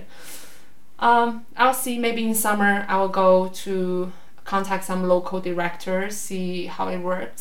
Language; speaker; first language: English; non-native, fluent; Chinese